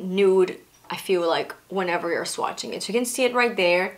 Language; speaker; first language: English; non-native, fluent; Spanish